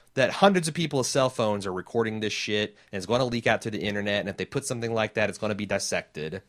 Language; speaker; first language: English; native; English